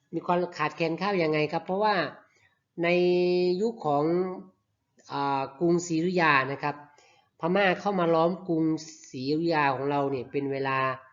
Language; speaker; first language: Thai; native; Thai